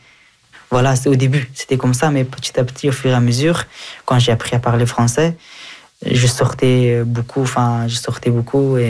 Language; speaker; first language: French; non-native, fluent; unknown